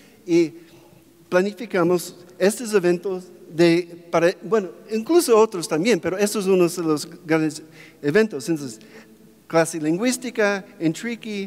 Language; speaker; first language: Spanish; non-native, fluent; English